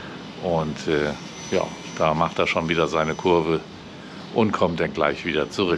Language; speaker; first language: German; native; German